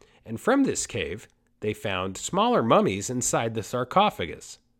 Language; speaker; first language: English; early bilingual, other home language; Spanish